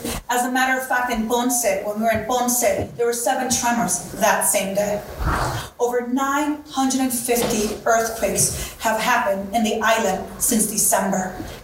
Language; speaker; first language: English; early bilingual, other home language; Spanish